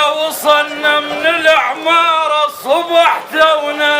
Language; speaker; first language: Arabic; native; Arabic